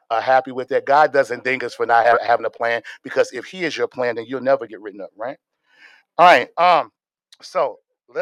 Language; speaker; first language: English; native; English